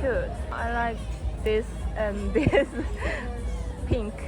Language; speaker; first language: English; non-native, learner; Korean